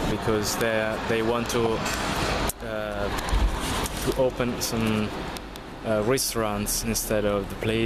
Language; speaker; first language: English; non-native, fluent; Italian